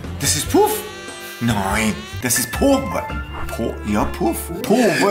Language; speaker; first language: German; non-native, learner; Persian